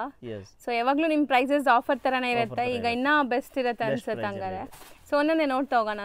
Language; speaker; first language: Kannada; native; Kannada